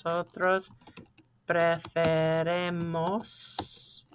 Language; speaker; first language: Spanish; non-native, fluent; English